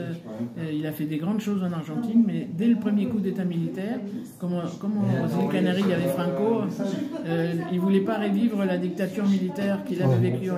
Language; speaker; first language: French; early bilingual, other home language; Spanish